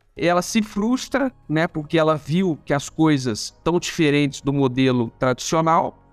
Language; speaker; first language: Portuguese; non-native, fluent; German